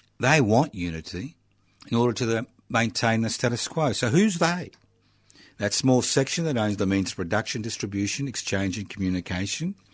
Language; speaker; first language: English; early bilingual, other home language; Italian